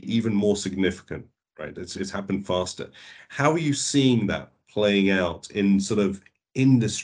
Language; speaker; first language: English; native; English